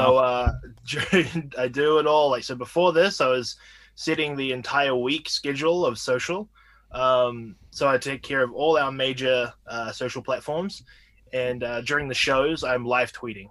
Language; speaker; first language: English; native; English